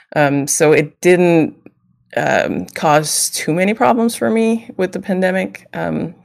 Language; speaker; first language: English; non-native, fluent; Danish